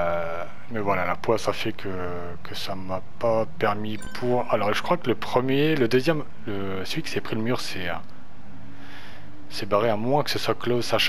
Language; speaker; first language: French; native; French